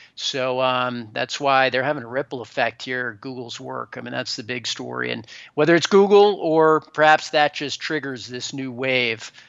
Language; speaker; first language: English; native; English